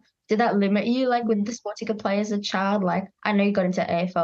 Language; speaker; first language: English; native; English